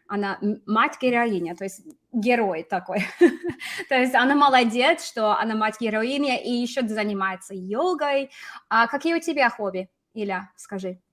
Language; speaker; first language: Russian; non-native, fluent; English